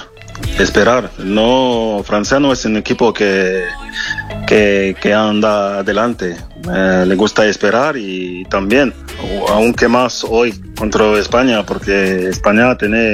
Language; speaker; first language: Spanish; non-native, fluent; French